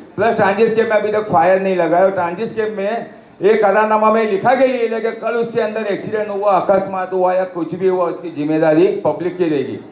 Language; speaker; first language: Hindi; non-native, local second language; Marathi